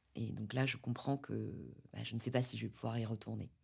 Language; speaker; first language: French; native; French